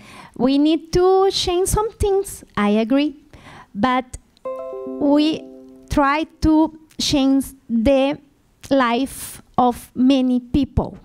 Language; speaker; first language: English; non-native, learner; Portuguese